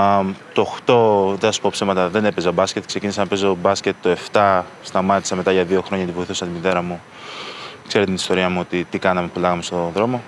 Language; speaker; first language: Greek; early bilingual, other home language; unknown